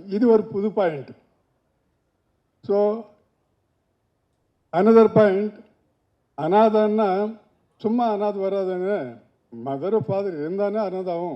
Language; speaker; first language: Tamil; non-native, learner; Telugu